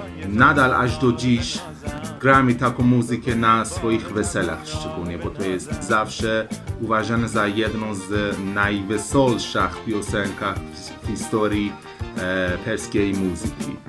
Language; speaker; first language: Polish; non-native, learner; Persian